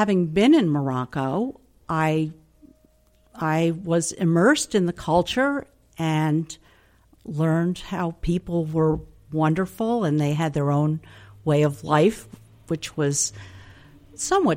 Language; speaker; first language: English; native; English